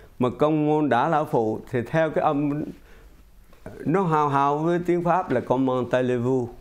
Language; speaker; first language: Vietnamese; native; Vietnamese